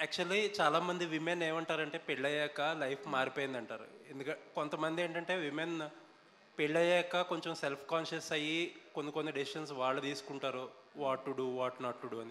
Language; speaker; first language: Telugu; native; Telugu